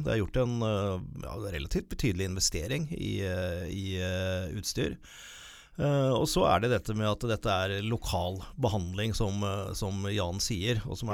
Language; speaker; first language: Norwegian; native; Norwegian